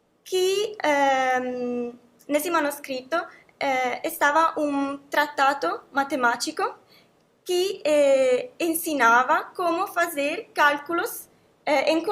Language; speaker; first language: Portuguese; non-native, fluent; Italian